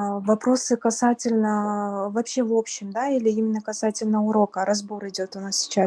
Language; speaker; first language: Russian; native; Russian